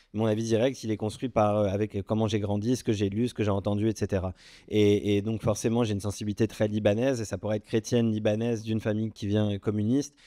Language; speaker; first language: French; early bilingual, other home language; Arabic